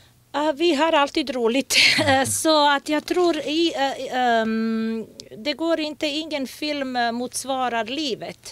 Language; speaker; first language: Swedish; non-native, fluent; Bosnian